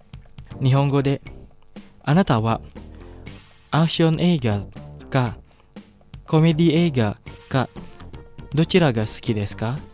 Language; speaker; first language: Japanese; non-native, fluent; Indonesian